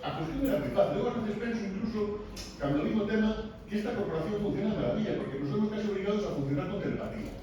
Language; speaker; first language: Spanish; non-native, local second language; Galician